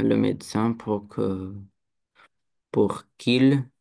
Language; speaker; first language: French; non-native, learner; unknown